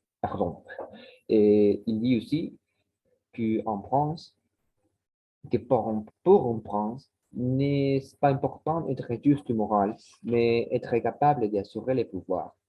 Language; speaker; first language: French; non-native, learner; Spanish